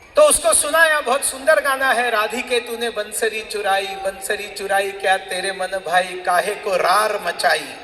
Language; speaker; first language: Hindi; non-native, local second language; Marathi